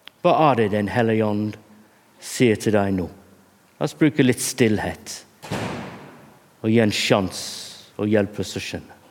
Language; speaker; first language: Norwegian; non-native, fluent; English